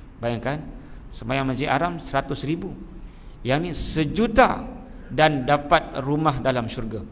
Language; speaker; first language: Malay; native; Malay